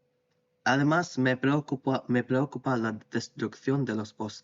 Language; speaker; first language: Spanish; non-native, fluent; English